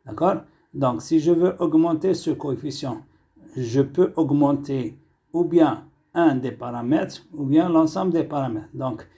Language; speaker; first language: French; non-native, local second language; Arabic